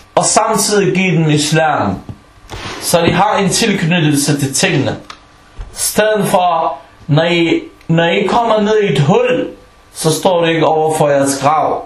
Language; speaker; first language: Danish; non-native, fluent; Arabic